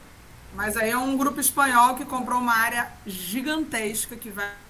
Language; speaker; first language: Portuguese; native; Portuguese